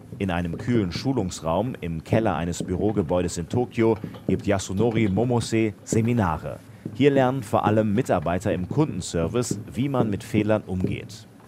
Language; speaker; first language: German; native; German